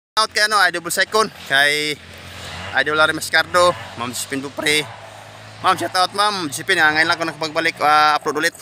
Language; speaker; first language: Filipino; non-native, local second language; Cebuano